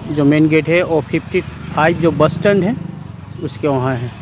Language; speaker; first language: Hindi; non-native, local second language; Bangla